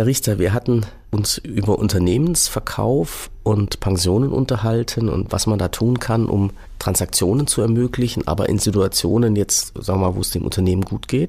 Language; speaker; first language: German; native; German